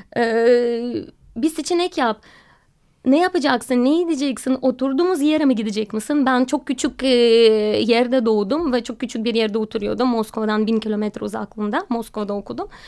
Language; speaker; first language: Turkish; non-native, fluent; Russian